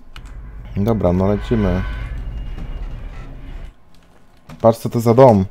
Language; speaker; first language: Polish; native; Polish